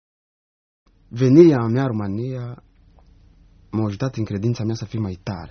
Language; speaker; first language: Romanian; non-native, learner; Rundi